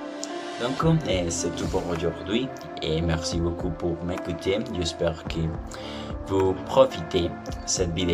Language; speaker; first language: French; non-native, learner; Spanish